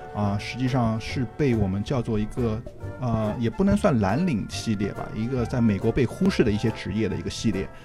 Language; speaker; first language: Chinese; native; Chinese